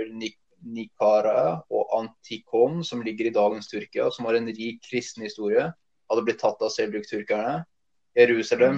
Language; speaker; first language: Norwegian; early bilingual, other home language; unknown